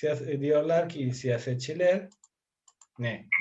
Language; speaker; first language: Turkish; non-native, fluent; Spanish